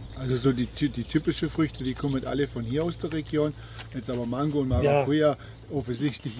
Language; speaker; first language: German; native; German